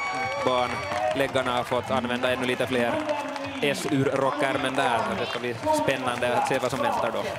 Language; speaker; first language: Swedish; native; Swedish